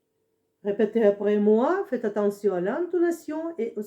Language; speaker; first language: French; non-native, fluent; Russian